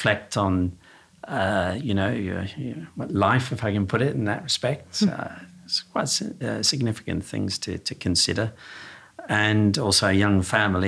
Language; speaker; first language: English; native; English